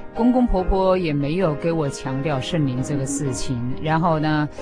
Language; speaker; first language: Chinese; native; Chinese